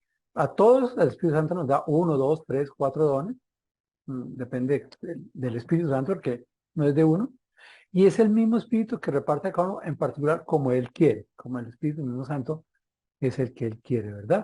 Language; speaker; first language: Spanish; native; Spanish